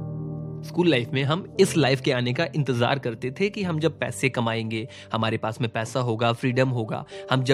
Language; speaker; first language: Hindi; native; Hindi